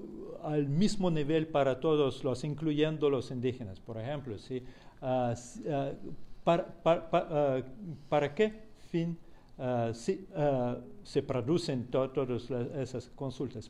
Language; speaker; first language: Spanish; non-native, fluent; Russian